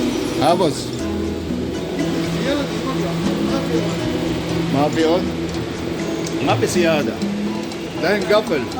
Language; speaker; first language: Arabic; non-native, learner; Filipino